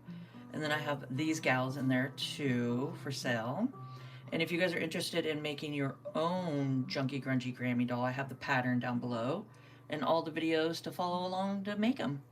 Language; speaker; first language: English; native; English